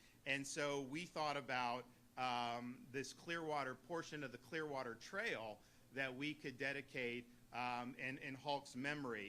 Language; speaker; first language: English; native; English